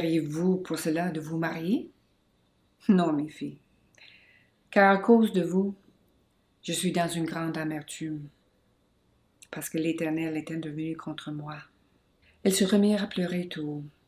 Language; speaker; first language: French; non-native, local second language; English